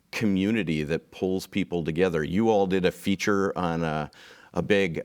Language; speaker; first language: English; native; English